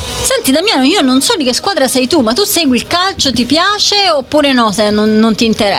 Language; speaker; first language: Italian; native; Italian